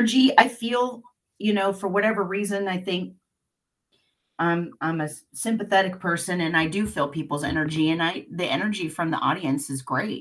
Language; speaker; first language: English; native; English